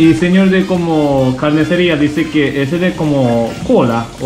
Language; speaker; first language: Spanish; non-native, learner; Japanese